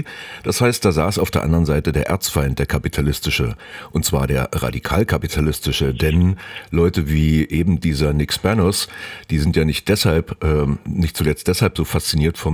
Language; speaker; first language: German; native; German